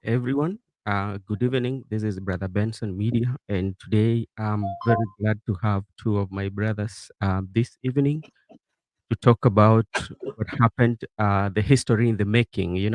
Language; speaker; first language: English; non-native, local second language; Swahili